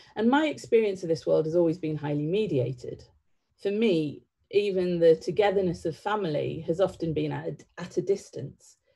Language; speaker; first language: English; native; English